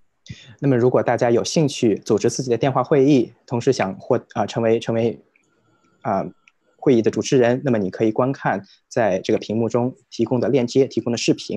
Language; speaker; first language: Chinese; native; Chinese